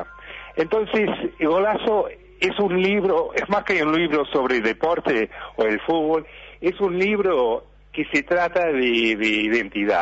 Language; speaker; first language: Spanish; early bilingual, heritage; Spanish